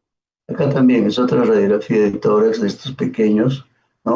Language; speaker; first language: Spanish; native; Spanish